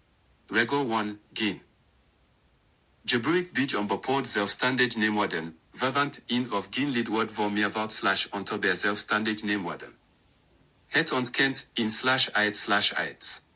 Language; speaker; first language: Dutch; non-native, learner; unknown